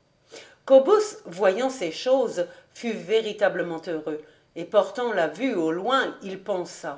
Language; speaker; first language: French; native; French